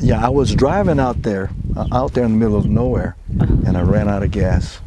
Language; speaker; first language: English; non-native, fluent; Portuguese